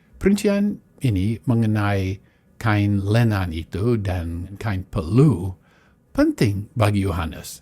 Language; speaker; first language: Malay; non-native, fluent; English